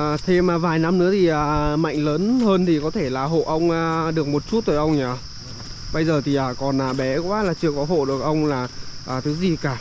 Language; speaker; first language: Vietnamese; native; Vietnamese